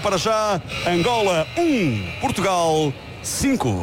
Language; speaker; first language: Portuguese; native; Portuguese